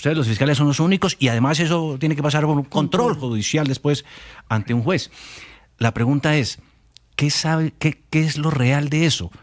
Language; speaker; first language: Spanish; native; Spanish